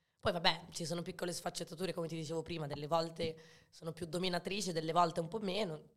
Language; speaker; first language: Italian; early bilingual, other home language; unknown